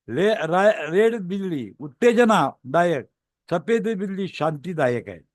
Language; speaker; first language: Hindi; non-native, local second language; Marathi